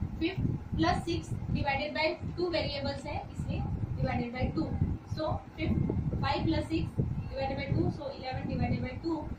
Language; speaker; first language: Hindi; non-native, local second language; Gujarati